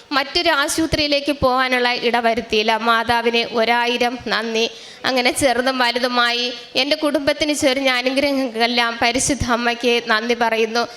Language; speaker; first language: Malayalam; native; Malayalam